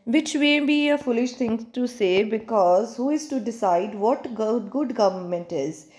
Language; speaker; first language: English; non-native, local second language; Punjabi